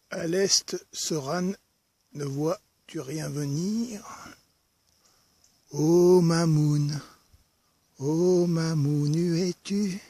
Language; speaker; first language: French; native; French